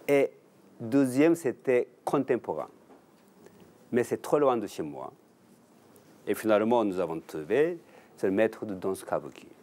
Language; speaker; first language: French; non-native, learner; Japanese